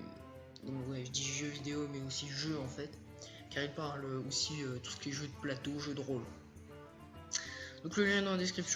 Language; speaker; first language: French; native; French